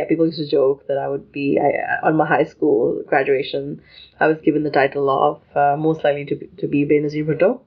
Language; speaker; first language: English; non-native, local second language; Urdu